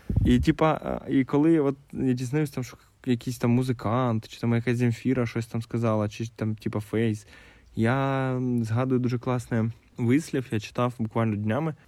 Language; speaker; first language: Ukrainian; non-native, local second language; Russian